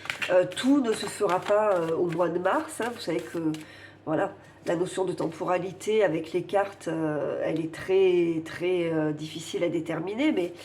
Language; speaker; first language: French; native; French